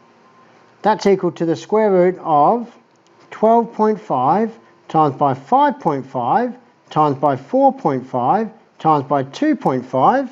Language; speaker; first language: English; native; English